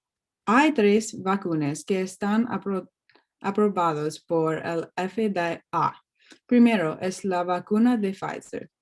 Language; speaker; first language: Spanish; non-native, learner; English